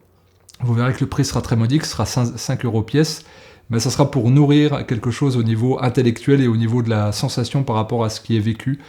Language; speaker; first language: French; native; French